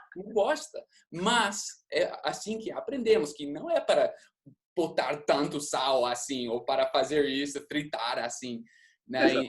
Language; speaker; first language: Portuguese; non-native, fluent; English